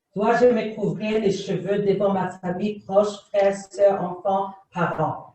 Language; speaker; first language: French; non-native, learner; English